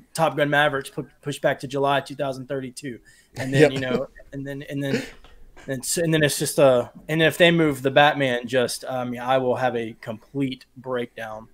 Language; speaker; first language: English; native; English